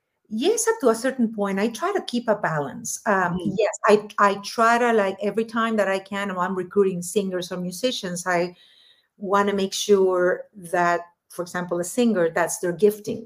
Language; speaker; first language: English; non-native, fluent; Spanish